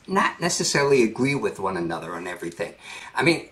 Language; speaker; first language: English; native; English